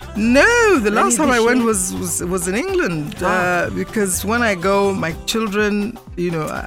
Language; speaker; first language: English; non-native, local second language; Yoruba